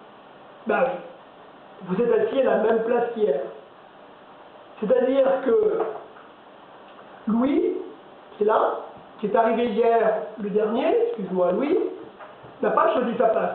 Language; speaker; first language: French; native; French